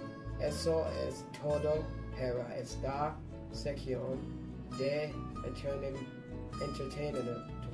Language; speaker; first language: Spanish; non-native, learner; English